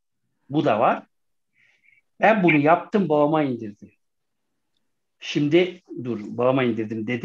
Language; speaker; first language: Turkish; native; Turkish